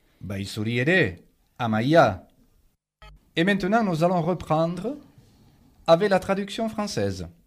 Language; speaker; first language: French; native; French